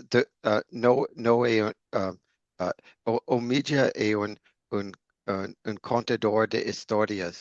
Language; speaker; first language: Portuguese; non-native, learner; English